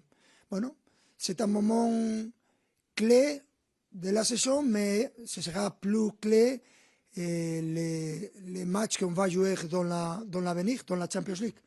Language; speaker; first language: French; non-native, fluent; Spanish